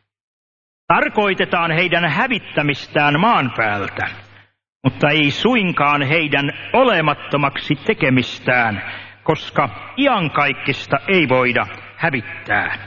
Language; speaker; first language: Finnish; native; Finnish